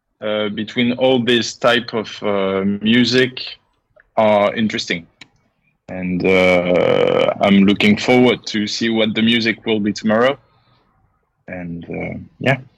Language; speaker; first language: English; non-native, fluent; French